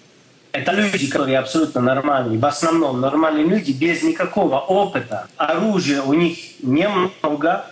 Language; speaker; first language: Russian; non-native, fluent; English